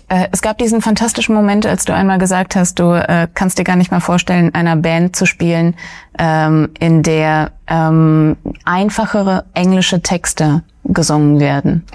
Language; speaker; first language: German; early bilingual, other home language; Russian